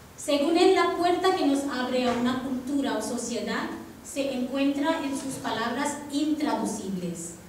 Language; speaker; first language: Spanish; non-native, fluent; Tamil